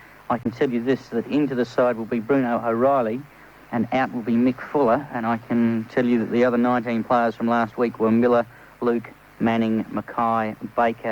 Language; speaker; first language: English; native; English